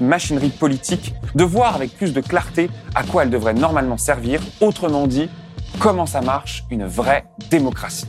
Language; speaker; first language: French; native; French